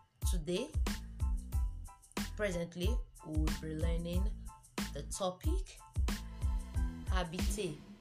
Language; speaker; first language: English; non-native, local second language; Yoruba